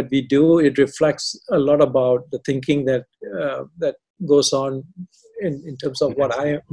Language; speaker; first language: English; non-native, local second language; Tamil